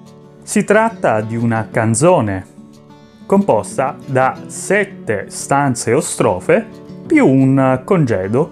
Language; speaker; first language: Italian; native; Italian